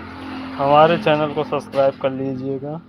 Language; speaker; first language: Hindi; native; Hindi